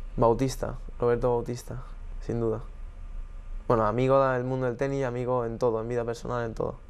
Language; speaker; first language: Spanish; native; Spanish